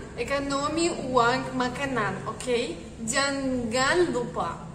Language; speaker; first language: Indonesian; non-native, learner; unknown